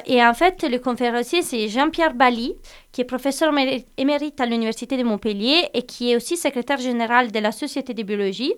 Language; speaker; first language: French; non-native, fluent; Italian